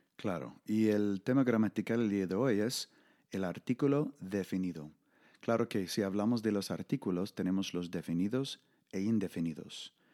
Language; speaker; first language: Spanish; non-native, fluent; English